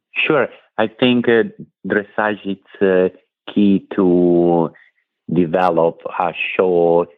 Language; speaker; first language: English; non-native, fluent; Italian